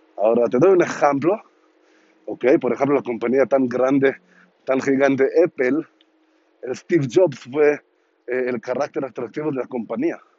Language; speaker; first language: Spanish; non-native, learner; Hebrew